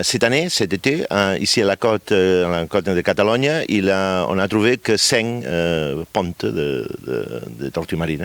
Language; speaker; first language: French; non-native, fluent; Catalan